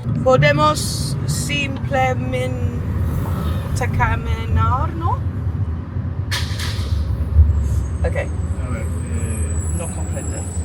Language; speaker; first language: Spanish; non-native, learner; English